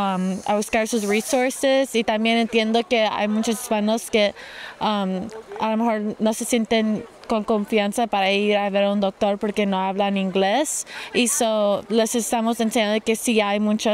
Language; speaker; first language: Spanish; early bilingual, heritage; Spanish